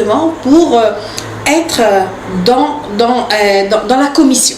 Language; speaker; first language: French; non-native, local second language; Morisyen